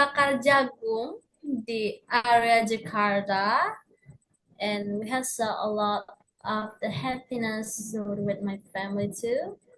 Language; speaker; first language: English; non-native, learner; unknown